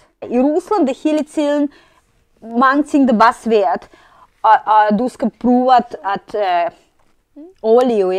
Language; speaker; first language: Danish; non-native, fluent; Russian